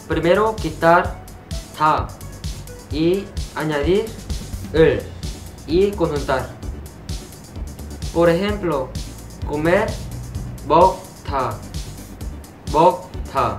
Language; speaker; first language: Spanish; non-native, fluent; Korean